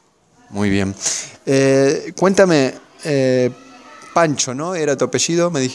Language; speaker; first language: Spanish; native; Spanish